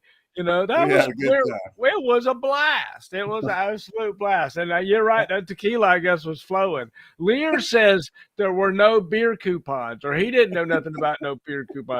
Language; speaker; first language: English; native; English